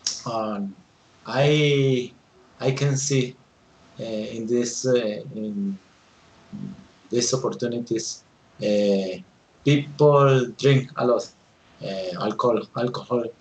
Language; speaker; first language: English; non-native, learner; Spanish